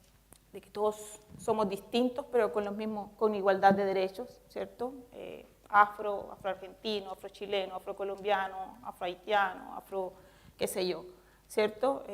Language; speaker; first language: Spanish; native; Spanish